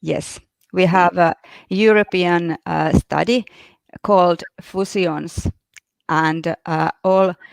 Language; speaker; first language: English; non-native, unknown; Finnish